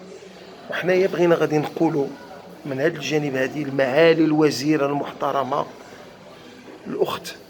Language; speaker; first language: Arabic; native; Arabic